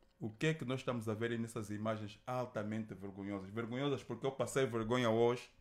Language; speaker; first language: Portuguese; native; Portuguese